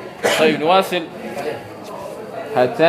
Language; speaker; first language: Arabic; non-native, fluent; Indonesian